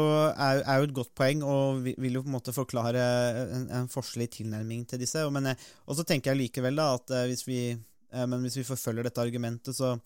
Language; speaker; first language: Norwegian; native; Norwegian